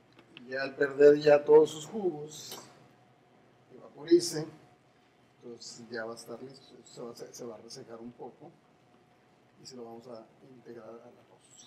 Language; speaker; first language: Spanish; native; Spanish